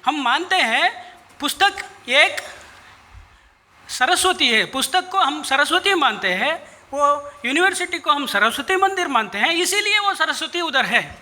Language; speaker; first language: Hindi; non-native, local second language; Kannada